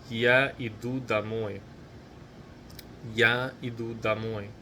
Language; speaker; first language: Russian; non-native, fluent; English